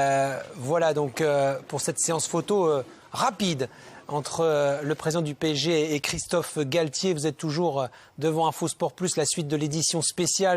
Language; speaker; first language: French; native; French